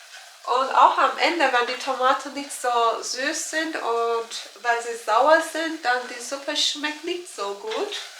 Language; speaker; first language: German; non-native, learner; Turkish